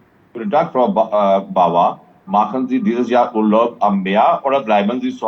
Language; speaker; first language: German; non-native, fluent; Urdu